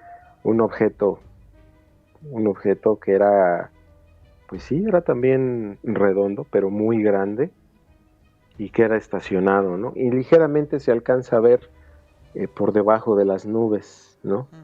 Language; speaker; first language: Spanish; native; Spanish